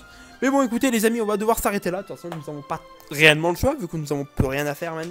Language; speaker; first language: French; native; French